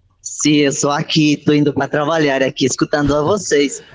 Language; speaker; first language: Portuguese; non-native, learner; Spanish